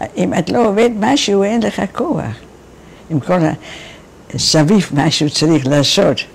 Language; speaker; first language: Hebrew; non-native, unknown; Dutch